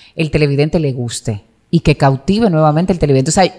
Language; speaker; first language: Spanish; native; Spanish